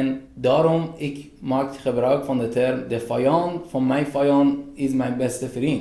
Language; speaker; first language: Dutch; non-native, fluent; Persian